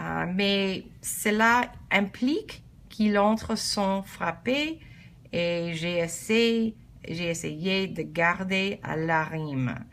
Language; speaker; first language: French; non-native, learner; English